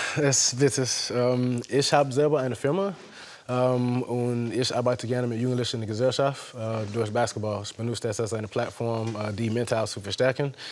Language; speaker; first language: German; non-native, fluent; English